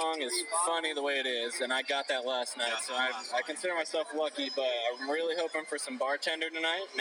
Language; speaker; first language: English; native; English